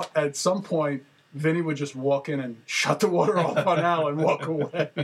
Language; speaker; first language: English; native; English